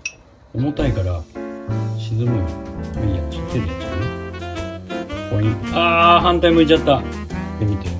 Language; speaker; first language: Japanese; native; Japanese